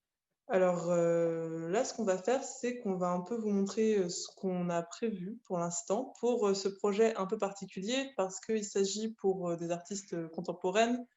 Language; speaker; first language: French; native; French